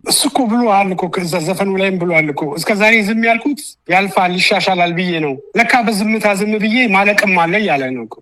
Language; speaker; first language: Amharic; native; Amharic